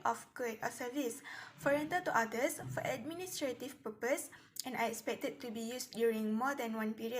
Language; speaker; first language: English; non-native, local second language; Malay